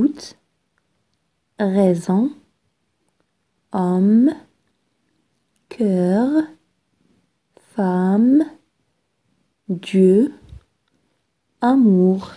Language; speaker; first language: French; non-native, local second language; Arabic